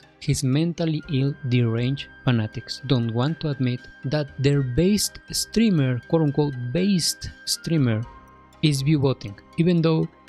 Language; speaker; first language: English; non-native, fluent; Spanish